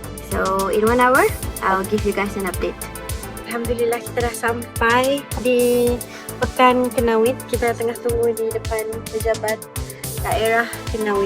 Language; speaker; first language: English; non-native, local second language; Malay